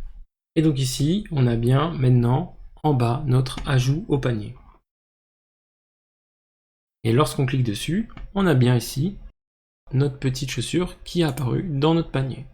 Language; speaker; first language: French; native; French